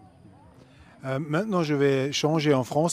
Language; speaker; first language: French; non-native, learner; German